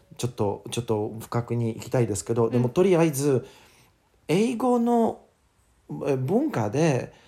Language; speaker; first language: Japanese; non-native, learner; English